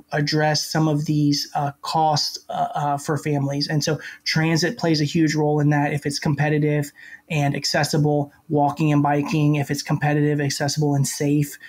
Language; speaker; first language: English; native; English